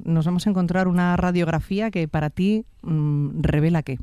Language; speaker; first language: Spanish; native; Spanish